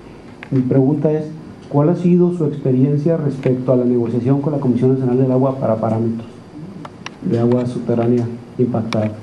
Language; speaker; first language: Spanish; native; Spanish